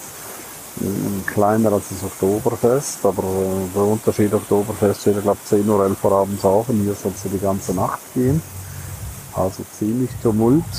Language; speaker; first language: German; native; German